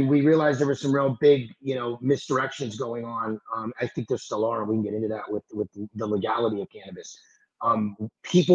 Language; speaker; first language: English; native; English